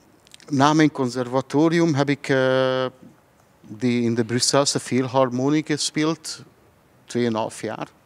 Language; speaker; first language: Dutch; non-native, fluent; Hungarian